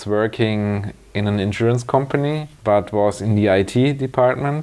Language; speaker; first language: English; non-native, fluent; German